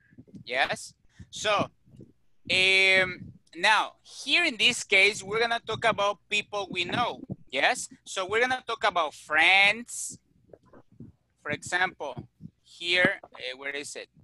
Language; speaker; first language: English; non-native, fluent; Spanish